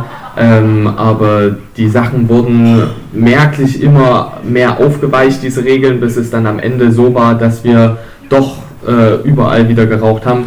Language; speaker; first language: German; native; German